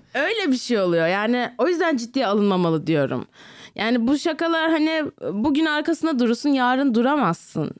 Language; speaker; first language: Turkish; native; Turkish